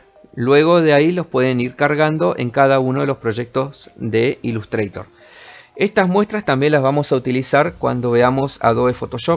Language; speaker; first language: Spanish; native; Spanish